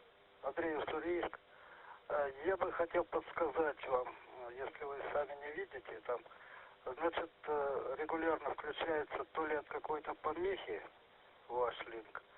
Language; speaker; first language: Russian; native; Russian